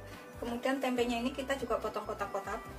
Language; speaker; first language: Indonesian; native; Indonesian